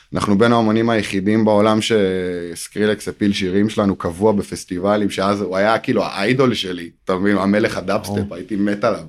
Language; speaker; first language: Hebrew; native; Hebrew